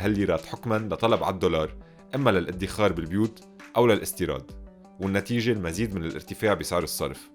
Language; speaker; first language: Arabic; native; Arabic